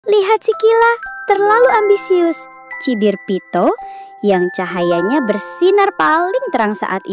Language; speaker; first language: Indonesian; native; Indonesian